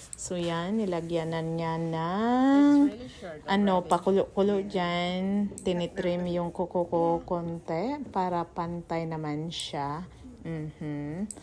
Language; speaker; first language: Filipino; non-native, local second language; Cebuano